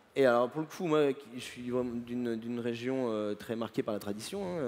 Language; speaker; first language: French; native; French